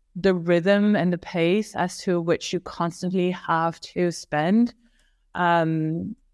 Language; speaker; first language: English; non-native, fluent; French